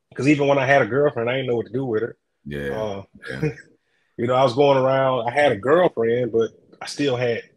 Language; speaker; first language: English; native; English